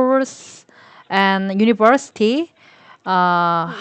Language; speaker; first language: English; non-native, learner; Korean